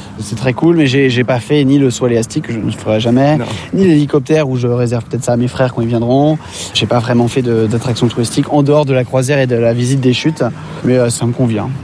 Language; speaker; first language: French; native; French